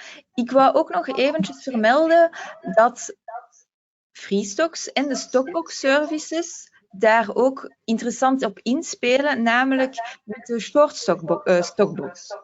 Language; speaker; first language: Dutch; native; Dutch